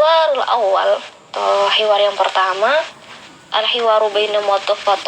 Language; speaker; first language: Arabic; non-native, learner; Indonesian